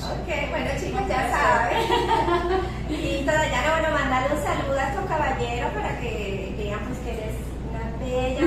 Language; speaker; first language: Spanish; native; Spanish